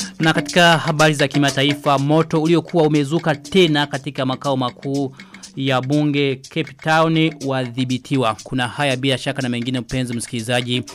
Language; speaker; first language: Swahili; non-native, local second language; Rundi